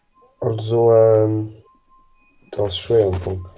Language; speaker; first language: German; non-native, local second language; Luxembourgish